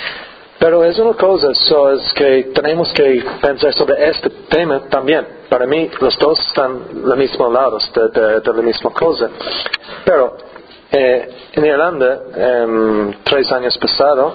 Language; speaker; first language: Spanish; non-native, learner; English